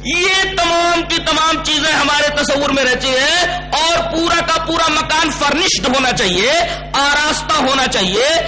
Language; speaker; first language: Urdu; native; Urdu